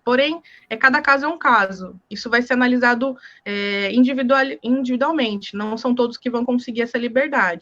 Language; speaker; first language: Portuguese; native; Portuguese